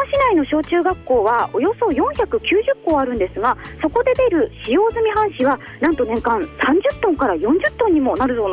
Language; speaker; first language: Japanese; native; Japanese